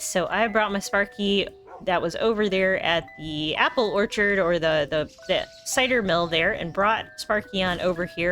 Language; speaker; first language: English; native; English